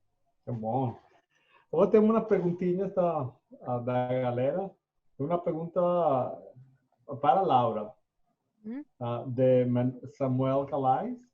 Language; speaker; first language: Portuguese; non-native, fluent; Spanish